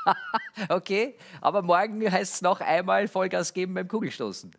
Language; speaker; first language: German; native; German